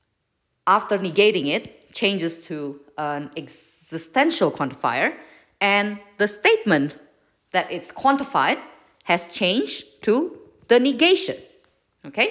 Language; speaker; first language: English; non-native, fluent; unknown